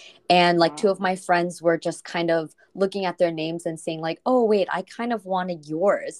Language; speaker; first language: English; non-native, fluent; Korean